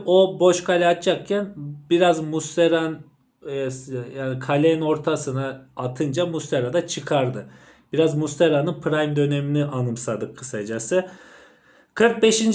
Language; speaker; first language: Turkish; native; Turkish